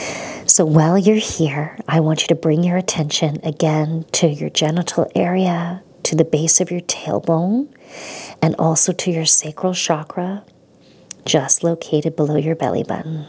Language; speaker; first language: English; native; English